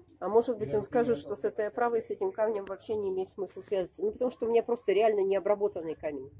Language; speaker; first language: Russian; native; Russian